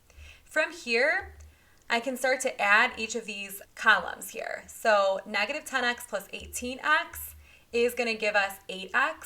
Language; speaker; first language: English; native; English